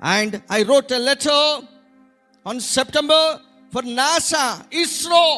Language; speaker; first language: English; non-native, local second language; Telugu